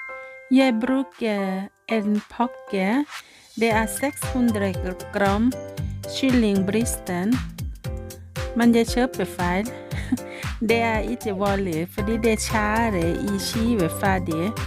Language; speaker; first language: Norwegian; non-native, learner; Thai